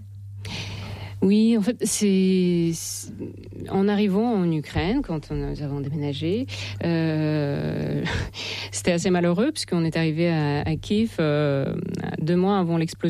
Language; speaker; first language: French; non-native, fluent; Russian